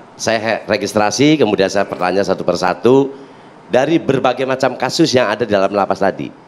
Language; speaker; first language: Indonesian; native; Indonesian